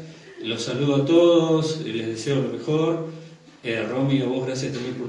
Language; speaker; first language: Spanish; native; Spanish